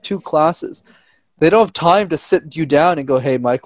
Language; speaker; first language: English; native; English